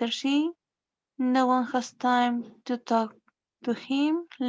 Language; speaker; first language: English; non-native, learner; Spanish